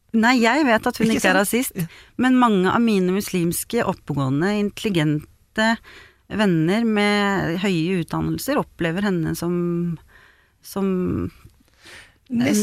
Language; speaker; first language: Norwegian; native; Norwegian